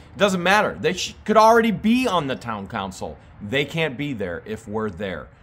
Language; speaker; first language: English; native; English